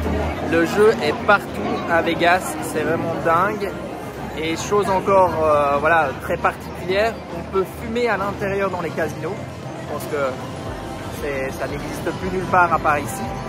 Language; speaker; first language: French; native; French